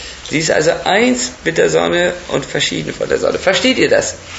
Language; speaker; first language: German; native; German